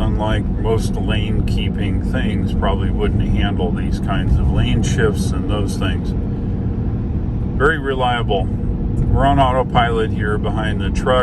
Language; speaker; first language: English; native; English